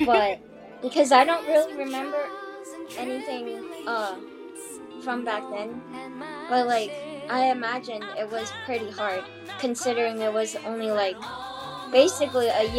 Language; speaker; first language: English; early bilingual, other home language; Chinese